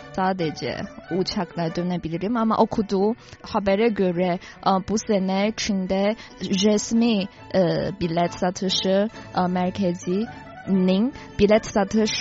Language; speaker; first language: Turkish; non-native, fluent; Chinese